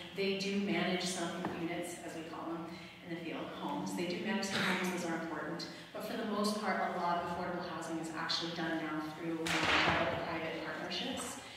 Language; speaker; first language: English; native; English